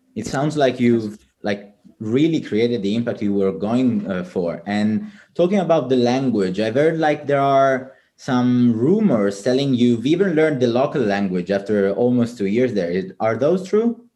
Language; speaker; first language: English; non-native, fluent; Italian